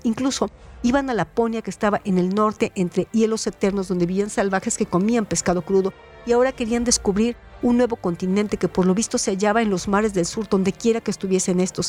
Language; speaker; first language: Spanish; native; Spanish